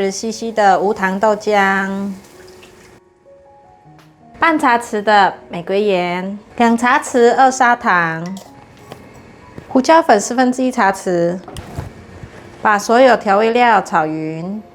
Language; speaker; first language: Chinese; native; Chinese